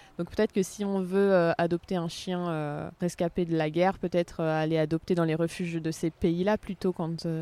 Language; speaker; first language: French; native; French